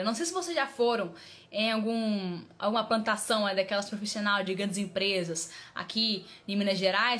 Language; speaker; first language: Portuguese; native; Portuguese